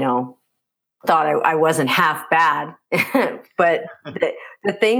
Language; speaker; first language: English; native; English